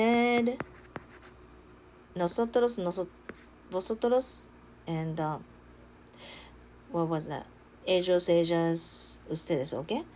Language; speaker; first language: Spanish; non-native, learner; Japanese